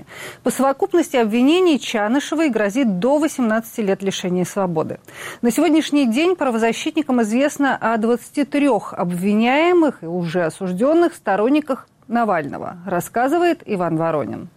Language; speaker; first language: Russian; native; Russian